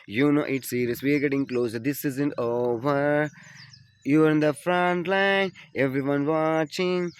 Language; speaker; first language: English; non-native, local second language; Telugu